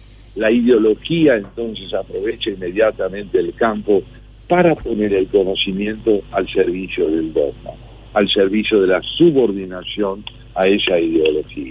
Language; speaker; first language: Spanish; native; Spanish